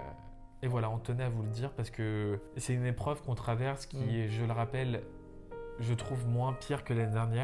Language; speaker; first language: French; native; French